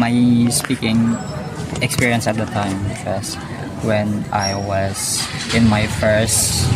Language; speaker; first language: English; non-native, learner; Indonesian